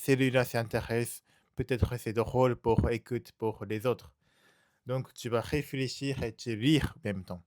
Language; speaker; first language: French; non-native, learner; Japanese